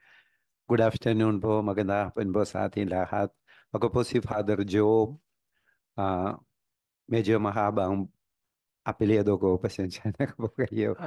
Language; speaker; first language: Filipino; non-native, fluent; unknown